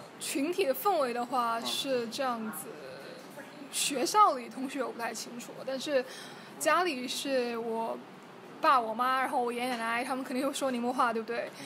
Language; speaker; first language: Chinese; native; Chinese